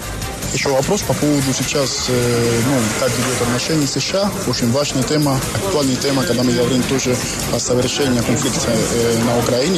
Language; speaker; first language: Russian; non-native, fluent; Spanish